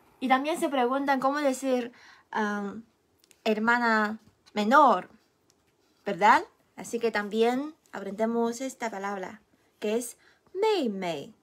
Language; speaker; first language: Spanish; non-native, fluent; Chinese